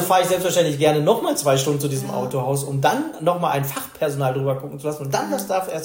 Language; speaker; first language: German; native; German